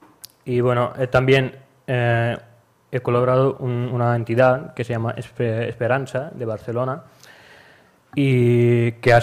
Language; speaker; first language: Spanish; non-native, learner; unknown